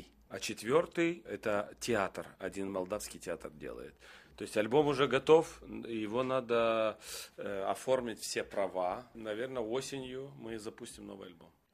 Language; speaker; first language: Russian; non-native, local second language; Romanian